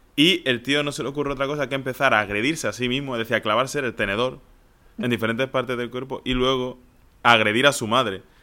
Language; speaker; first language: Spanish; native; Spanish